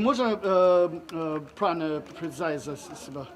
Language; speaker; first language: Russian; non-native, learner; English